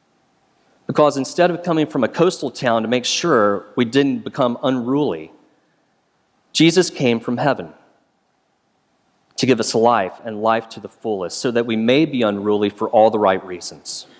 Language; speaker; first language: English; native; English